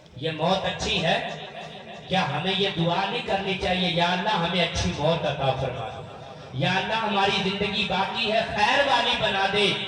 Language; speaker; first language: Urdu; non-native, local second language; Punjabi